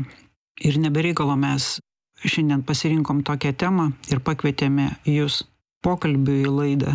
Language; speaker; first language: Lithuanian; native; Lithuanian